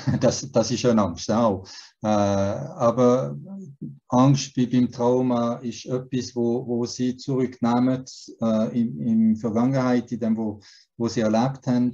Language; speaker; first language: German; early bilingual, heritage; German